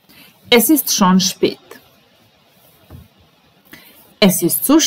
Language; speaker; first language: German; non-native, fluent; Serbian